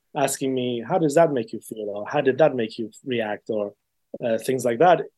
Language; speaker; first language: English; native; English